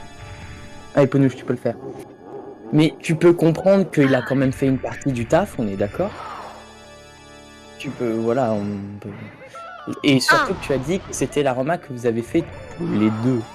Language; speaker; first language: French; native; French